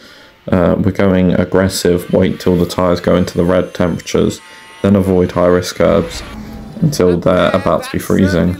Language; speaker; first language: English; native; English